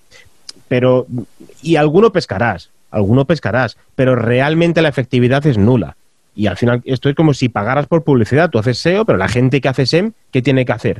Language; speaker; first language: Spanish; native; Spanish